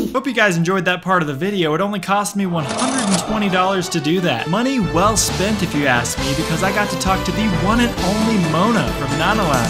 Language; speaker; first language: English; native; English